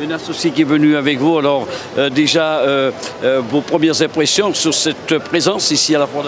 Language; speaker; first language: French; native; French